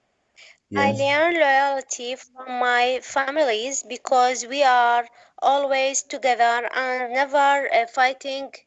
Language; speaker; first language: English; non-native, learner; Arabic